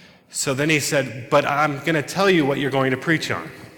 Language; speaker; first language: English; native; English